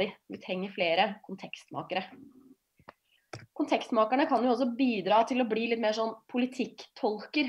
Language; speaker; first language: Norwegian; native; Norwegian